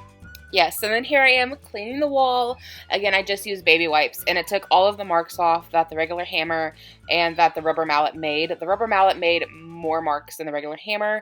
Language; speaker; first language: English; native; English